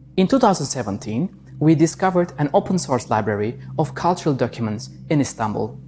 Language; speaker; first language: English; non-native, fluent; Turkish